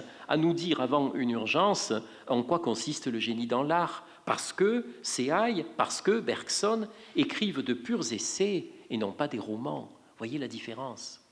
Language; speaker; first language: French; native; French